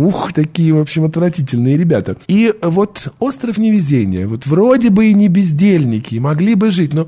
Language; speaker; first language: Russian; native; Russian